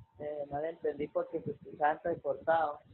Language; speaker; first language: Spanish; native; Spanish